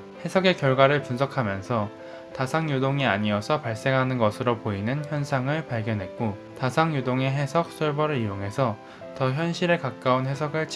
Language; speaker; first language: Korean; native; Korean